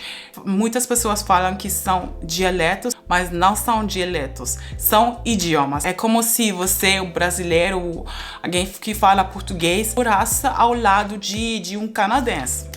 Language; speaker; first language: Portuguese; non-native, fluent; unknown